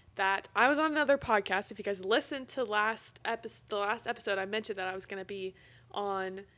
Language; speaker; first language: English; native; English